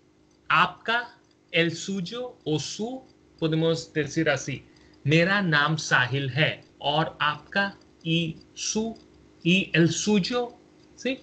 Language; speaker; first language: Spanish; non-native, fluent; Hindi